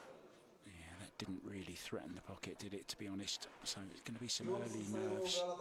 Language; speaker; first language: English; native; English